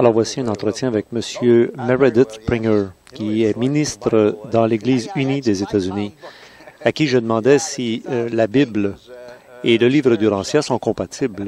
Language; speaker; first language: French; native; French